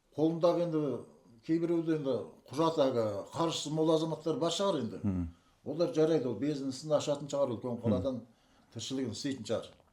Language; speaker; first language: Kazakh; early bilingual, heritage; Kazakh